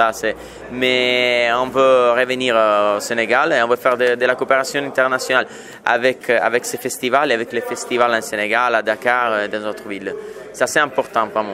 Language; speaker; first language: French; non-native, fluent; Italian